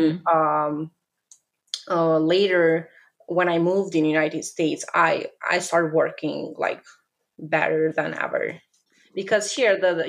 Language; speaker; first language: English; non-native, fluent; Albanian